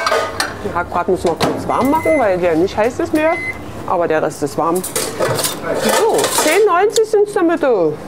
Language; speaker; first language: German; native; German